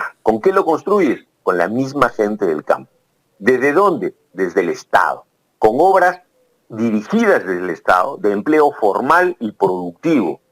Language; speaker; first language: Spanish; native; Spanish